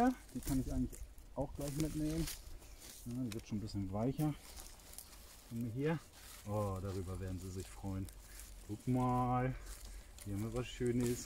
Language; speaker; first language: German; native; German